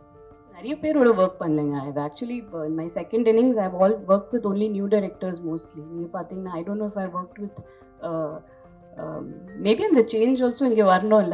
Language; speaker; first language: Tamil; non-native, fluent; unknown